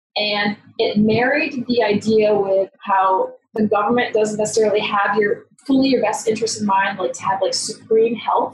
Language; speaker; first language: English; native; English